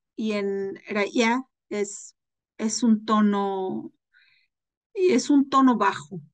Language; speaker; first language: Spanish; non-native, local second language; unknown